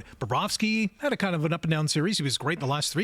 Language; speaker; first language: English; native; English